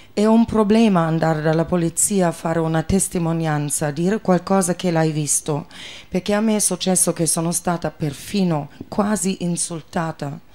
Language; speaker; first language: Italian; non-native, fluent; German